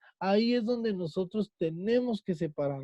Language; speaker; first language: Spanish; native; Spanish